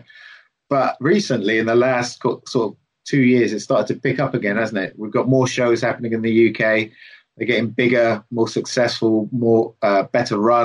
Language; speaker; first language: English; native; English